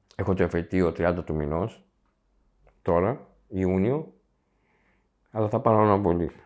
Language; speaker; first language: Greek; early bilingual, heritage; Greek